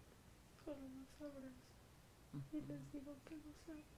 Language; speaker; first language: Spanish; native; Spanish